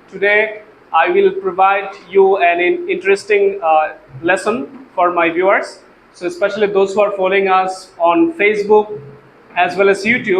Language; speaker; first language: English; non-native, local second language; Bangla